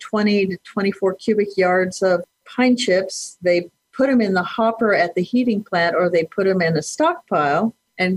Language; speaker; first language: English; native; English